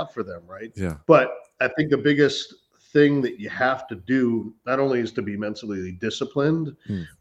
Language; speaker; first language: English; native; English